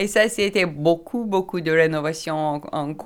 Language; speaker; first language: French; non-native, learner; Lithuanian